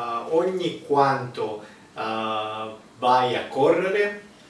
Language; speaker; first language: Italian; native; Italian